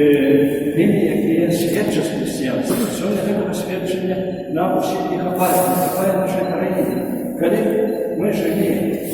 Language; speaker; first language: Polish; non-native, fluent; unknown